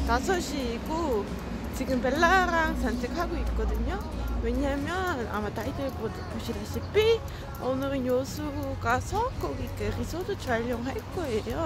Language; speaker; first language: Korean; non-native, fluent; Dutch